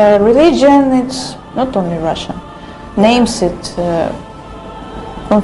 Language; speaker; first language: English; non-native, learner; Russian